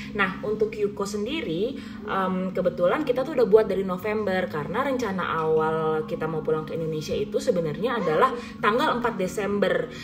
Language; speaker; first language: Indonesian; native; Indonesian